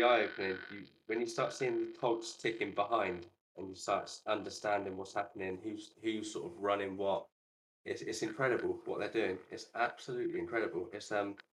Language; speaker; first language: English; native; English